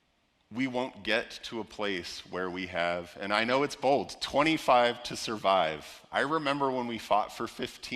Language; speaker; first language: English; native; English